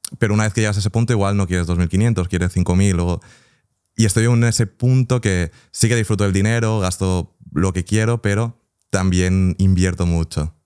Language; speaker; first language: Spanish; native; Spanish